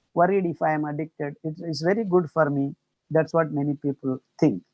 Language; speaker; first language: English; non-native, local second language; Kannada